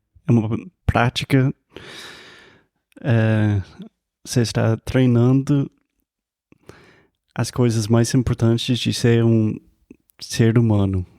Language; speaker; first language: Portuguese; non-native, fluent; English